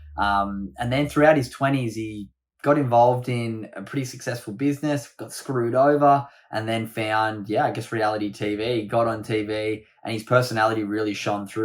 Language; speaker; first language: English; native; English